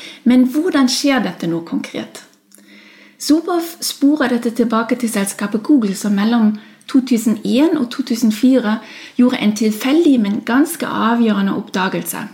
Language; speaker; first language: Norwegian; non-native, fluent; German